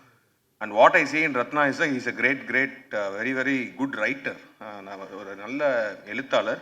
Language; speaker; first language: Tamil; native; Tamil